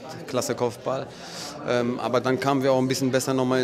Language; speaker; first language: German; native; German